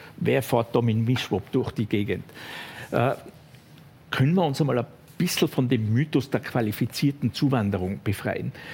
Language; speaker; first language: German; native; German